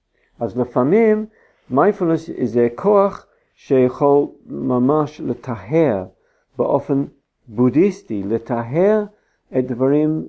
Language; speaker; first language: Hebrew; non-native, fluent; English